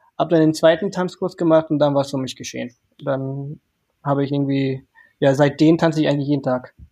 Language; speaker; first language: German; early bilingual, other home language; Portuguese